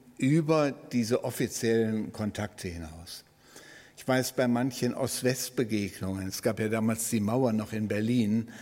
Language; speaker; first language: German; native; German